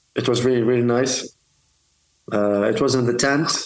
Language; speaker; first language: English; non-native, fluent; Arabic